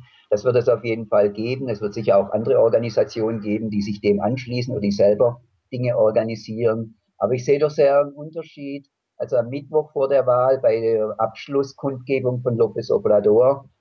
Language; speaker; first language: German; native; German